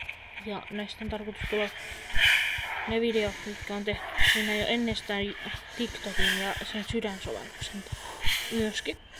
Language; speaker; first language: Finnish; native; Finnish